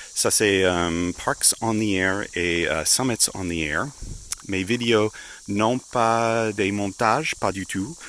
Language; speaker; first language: French; non-native, fluent; English